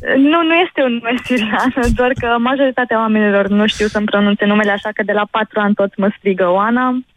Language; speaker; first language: Romanian; early bilingual, other home language; Arabic